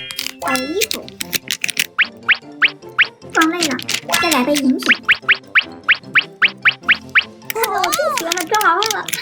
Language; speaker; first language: Chinese; native; Chinese